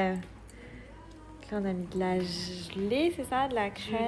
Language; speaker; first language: French; native; French